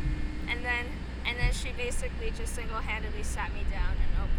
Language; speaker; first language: English; native; English